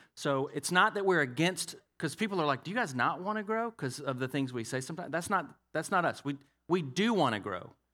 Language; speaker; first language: English; native; English